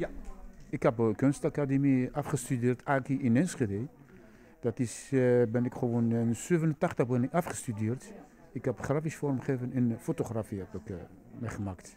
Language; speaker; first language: Dutch; non-native, fluent; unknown